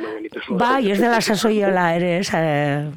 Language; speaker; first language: Basque; native; Basque